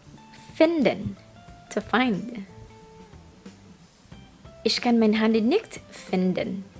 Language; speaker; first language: German; non-native, fluent; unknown